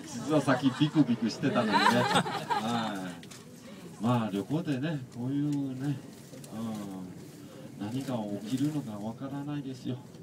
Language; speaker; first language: Japanese; non-native, fluent; Chinese